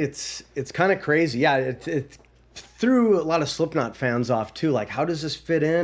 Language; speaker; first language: English; native; English